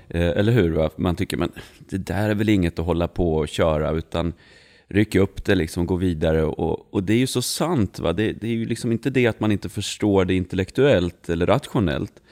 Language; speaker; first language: Swedish; native; Swedish